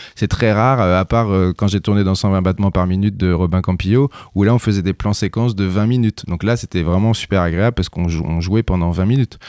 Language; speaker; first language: French; native; French